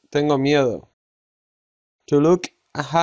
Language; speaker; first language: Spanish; native; Spanish